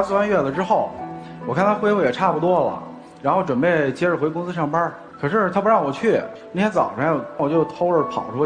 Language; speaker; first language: Chinese; native; Chinese